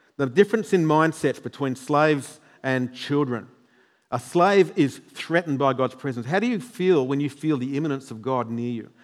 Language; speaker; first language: English; native; English